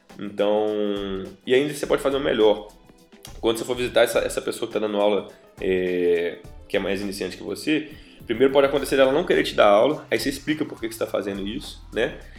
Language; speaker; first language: Portuguese; native; Portuguese